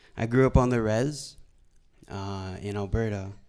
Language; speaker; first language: English; native; English